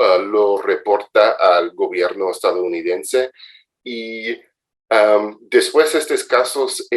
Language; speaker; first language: Spanish; non-native, fluent; English